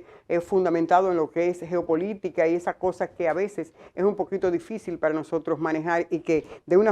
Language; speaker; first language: Spanish; native; Spanish